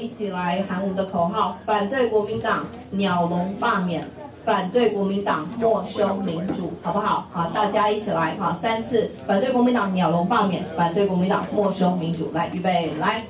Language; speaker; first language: Chinese; native; Chinese